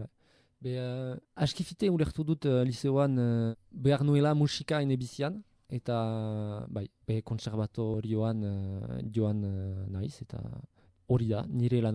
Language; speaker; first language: Basque; non-native, local second language; French